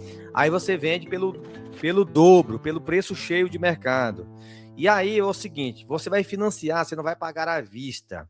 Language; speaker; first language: Portuguese; native; Portuguese